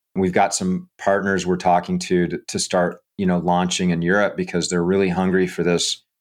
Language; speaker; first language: English; native; English